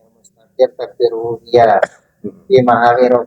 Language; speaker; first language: Arabic; non-native, learner; Indonesian